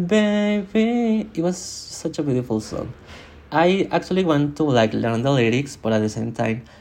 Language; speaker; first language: English; non-native, fluent; Spanish